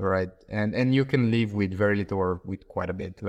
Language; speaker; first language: English; non-native, fluent; Bulgarian